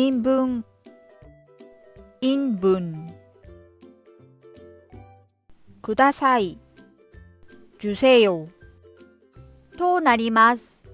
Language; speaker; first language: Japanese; non-native, fluent; Korean